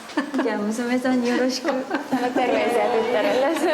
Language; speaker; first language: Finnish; non-native, learner; Japanese